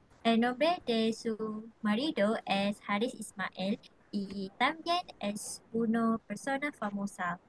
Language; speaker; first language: Spanish; non-native, learner; Malay